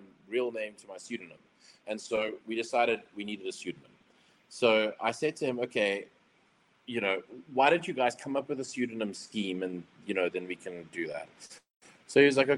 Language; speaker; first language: English; native; English